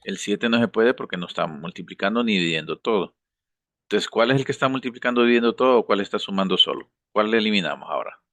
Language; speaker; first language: Spanish; native; Spanish